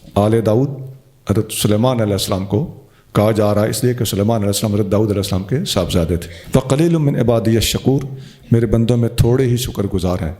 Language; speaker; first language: Urdu; non-native, local second language; Punjabi